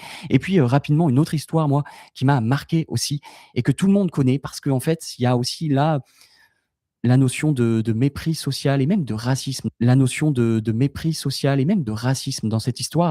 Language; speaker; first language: French; native; French